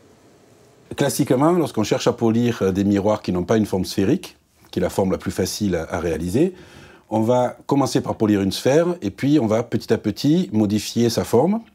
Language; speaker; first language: French; native; French